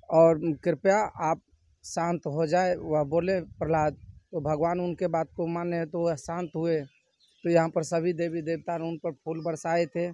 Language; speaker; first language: Hindi; native; Hindi